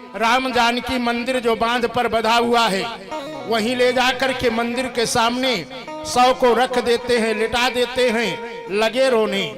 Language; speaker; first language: Hindi; native; Hindi